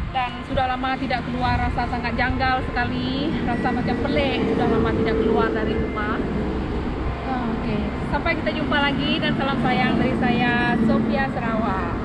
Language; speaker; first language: Malay; non-native, local second language; Iban